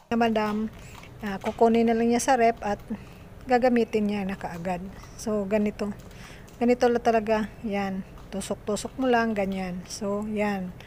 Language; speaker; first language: Filipino; non-native, local second language; Cebuano